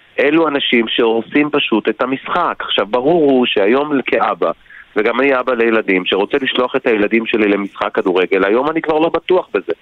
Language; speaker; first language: Hebrew; native; Hebrew